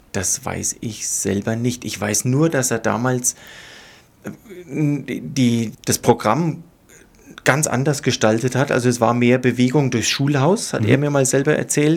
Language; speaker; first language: German; native; German